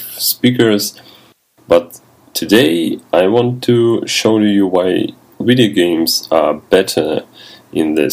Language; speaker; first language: English; non-native, fluent; Russian